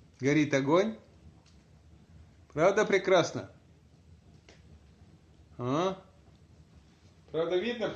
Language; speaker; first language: Russian; native; Russian